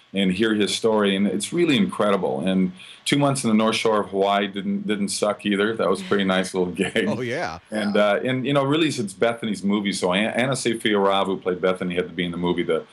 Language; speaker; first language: English; native; English